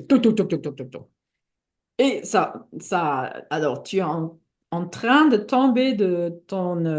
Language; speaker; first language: French; non-native, fluent; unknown